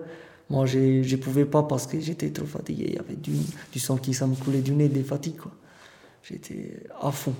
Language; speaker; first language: French; non-native, fluent; Romanian